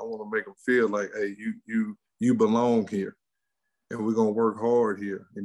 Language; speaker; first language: English; native; English